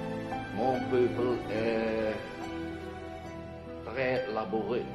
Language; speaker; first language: French; non-native, learner; Indonesian